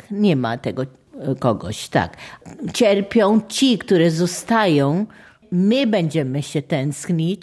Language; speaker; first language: Polish; non-native, fluent; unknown